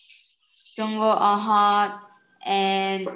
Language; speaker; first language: English; non-native, learner; Vietnamese